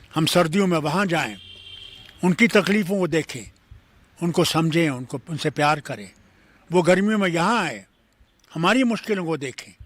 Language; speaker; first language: Urdu; non-native, local second language; Kashmiri